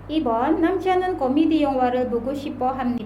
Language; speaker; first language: Korean; non-native, fluent; Indonesian